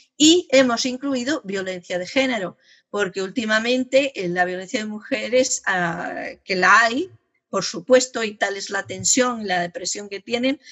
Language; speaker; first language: Spanish; native; Spanish